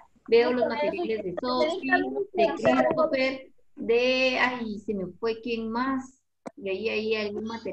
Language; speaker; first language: Spanish; native; Spanish